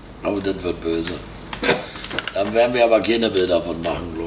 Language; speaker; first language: German; native; German